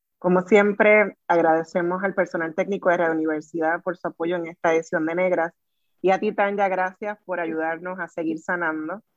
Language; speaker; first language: Spanish; native; Spanish